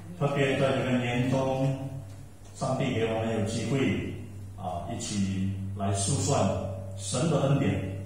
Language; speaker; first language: Chinese; early bilingual, heritage; Indonesian